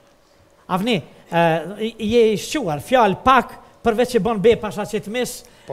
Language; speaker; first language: Albanian; native; Albanian